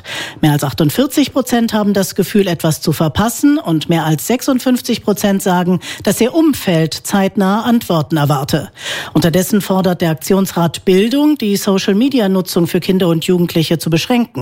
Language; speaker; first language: German; native; German